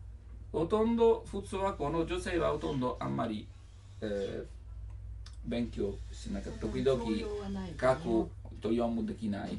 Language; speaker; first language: Japanese; non-native, learner; Italian